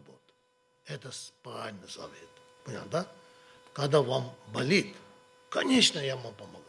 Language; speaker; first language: Russian; non-native, learner; Tibetan